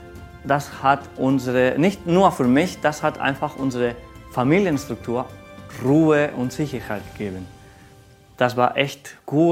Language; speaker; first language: German; non-native, learner; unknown